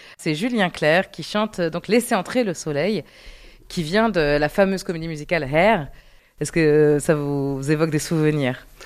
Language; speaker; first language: French; native; French